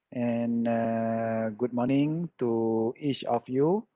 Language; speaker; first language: English; non-native, local second language; Malay